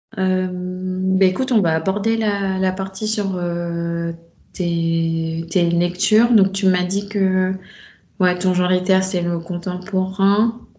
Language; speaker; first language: French; native; French